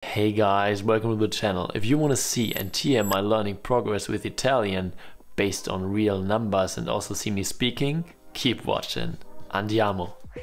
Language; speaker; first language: English; non-native, fluent; German